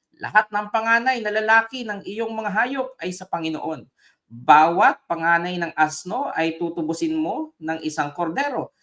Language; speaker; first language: Filipino; native; Filipino